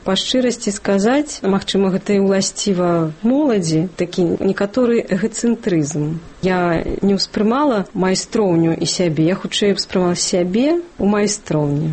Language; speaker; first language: Belarusian; non-native, local second language; Russian